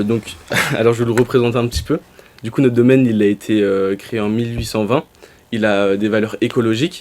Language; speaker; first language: French; native; French